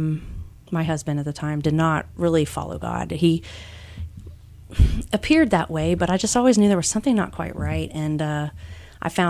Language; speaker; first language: English; native; English